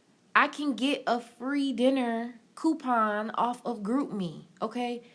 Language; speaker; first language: English; native; English